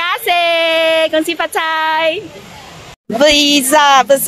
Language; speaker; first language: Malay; non-native, local second language; Chinese